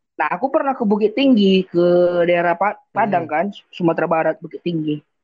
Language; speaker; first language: Indonesian; native; Indonesian